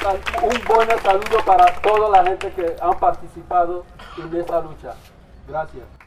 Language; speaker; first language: Spanish; non-native, fluent; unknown